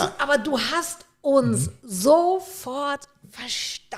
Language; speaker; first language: German; native; German